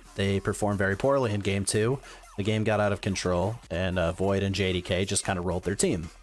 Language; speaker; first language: English; native; English